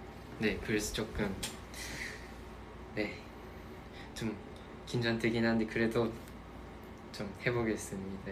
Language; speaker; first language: Korean; non-native, fluent; Japanese